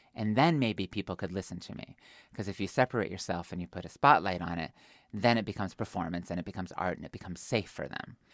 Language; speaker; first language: English; native; English